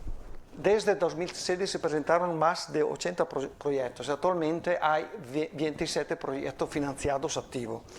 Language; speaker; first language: Spanish; non-native, fluent; Italian